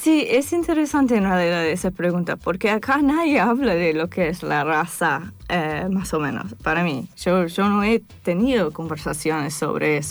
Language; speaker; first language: Spanish; non-native, fluent; English